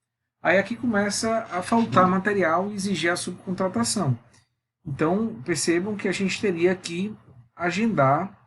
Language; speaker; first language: Portuguese; native; Portuguese